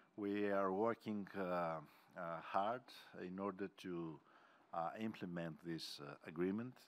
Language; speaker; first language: English; non-native, fluent; Greek